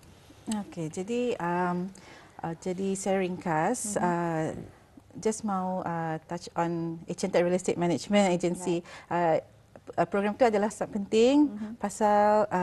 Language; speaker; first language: Malay; native; Malay